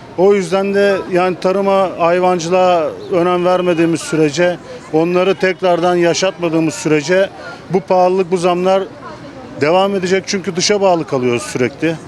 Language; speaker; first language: Turkish; native; Turkish